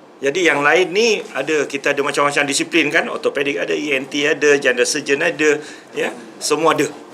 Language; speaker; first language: Malay; native; Malay